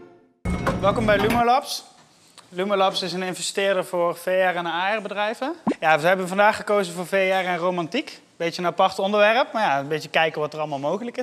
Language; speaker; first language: Dutch; native; Dutch